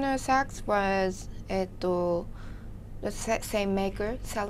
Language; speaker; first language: English; non-native, learner; Japanese